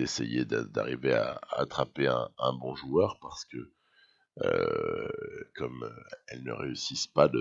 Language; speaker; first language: French; native; French